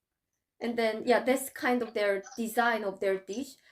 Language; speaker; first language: English; non-native, fluent; Korean